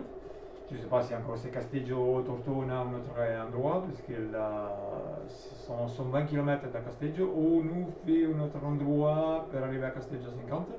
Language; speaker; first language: French; non-native, learner; Italian